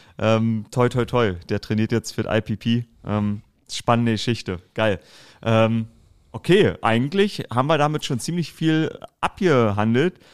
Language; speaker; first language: German; native; German